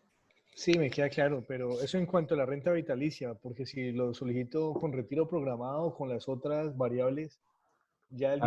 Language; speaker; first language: Spanish; native; Spanish